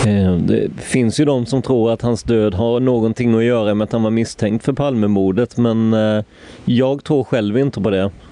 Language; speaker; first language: Swedish; native; Swedish